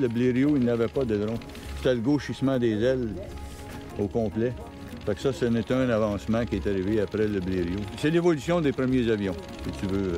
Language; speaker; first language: French; native; French